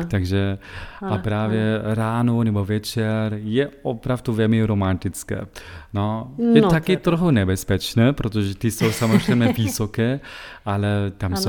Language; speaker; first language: Czech; non-native, fluent; German